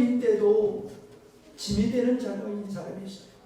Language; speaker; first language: Korean; native; Korean